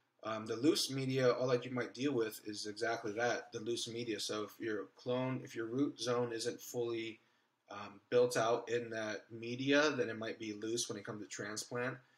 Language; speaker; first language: English; native; English